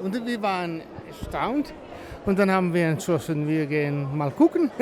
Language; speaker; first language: German; non-native, learner; Dutch